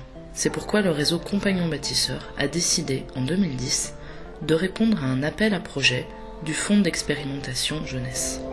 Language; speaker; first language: French; native; French